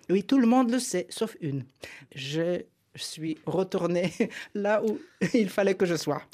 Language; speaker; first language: French; non-native, fluent; Polish